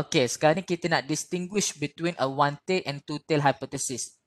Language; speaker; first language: English; non-native, local second language; Malay